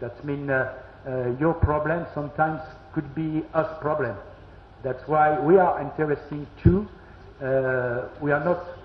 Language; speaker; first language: English; non-native, learner; French